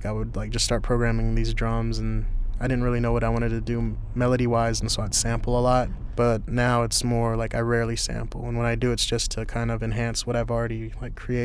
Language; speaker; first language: English; native; English